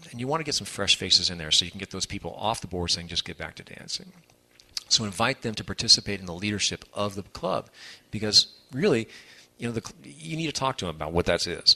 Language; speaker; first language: English; native; English